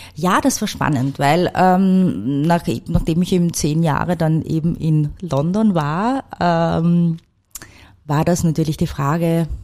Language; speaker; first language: German; native; German